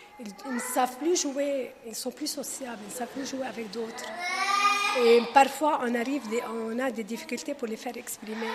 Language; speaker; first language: French; non-native, local second language; Arabic